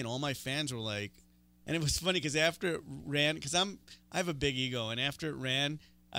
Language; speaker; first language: English; native; English